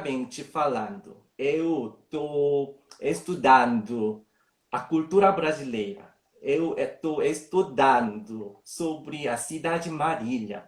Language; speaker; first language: Portuguese; non-native, learner; Korean